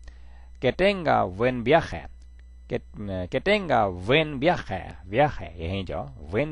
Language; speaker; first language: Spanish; non-native, fluent; Korean